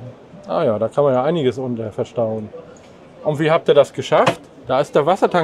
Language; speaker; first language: German; native; German